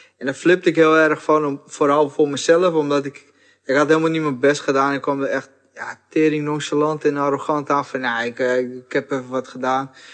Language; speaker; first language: Dutch; early bilingual, other home language; Portuguese